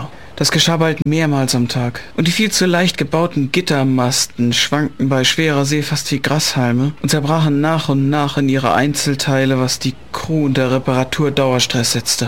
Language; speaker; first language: German; native; German